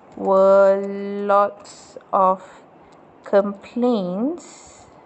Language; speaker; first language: English; non-native, local second language; Malay